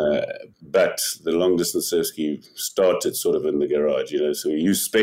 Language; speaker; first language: English; native; English